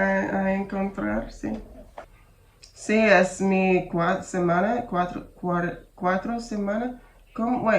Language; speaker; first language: Spanish; non-native, learner; English